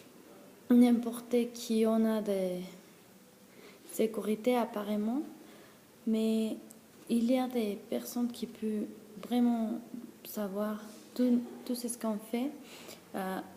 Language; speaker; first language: French; non-native, learner; Spanish